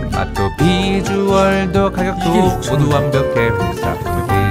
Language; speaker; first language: Korean; native; Korean